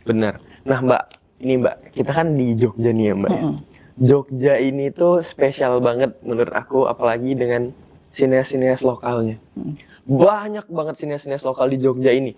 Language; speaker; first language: Indonesian; native; Indonesian